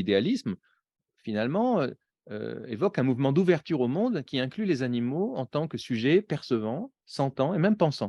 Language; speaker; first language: French; native; French